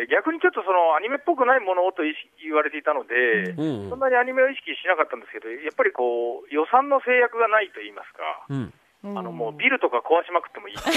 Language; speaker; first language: Japanese; native; Japanese